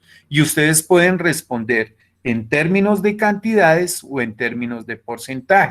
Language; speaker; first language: Spanish; native; Spanish